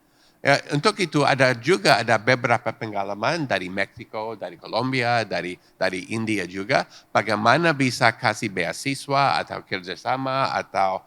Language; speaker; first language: Indonesian; non-native, fluent; English